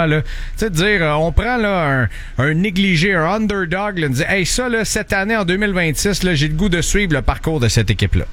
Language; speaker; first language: French; native; French